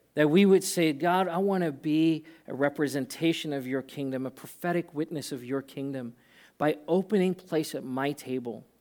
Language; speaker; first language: English; native; English